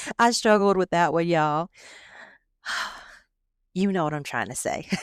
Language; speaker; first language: English; native; English